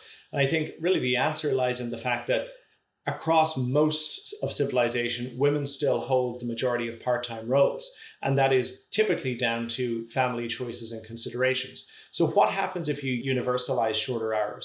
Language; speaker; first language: English; native; English